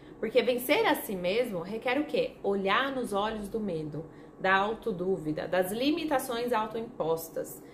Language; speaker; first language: Portuguese; non-native, fluent; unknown